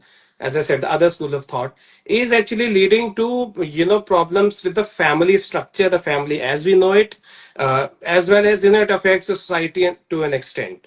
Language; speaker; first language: English; non-native, local second language; Hindi